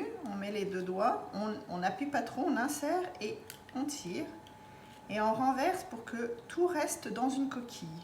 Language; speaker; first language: French; native; French